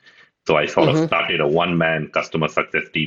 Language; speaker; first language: English; non-native, local second language; Hindi